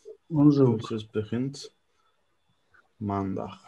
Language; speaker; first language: Dutch; non-native, fluent; Turkish